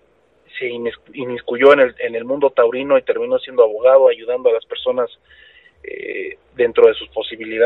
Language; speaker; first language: Spanish; native; Spanish